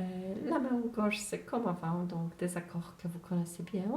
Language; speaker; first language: French; non-native, fluent; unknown